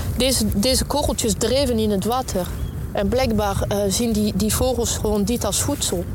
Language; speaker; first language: Dutch; non-native, fluent; French